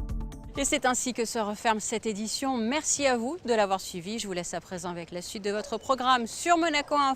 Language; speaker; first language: French; native; French